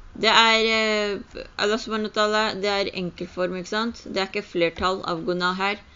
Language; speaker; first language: Norwegian; early bilingual, other home language; Urdu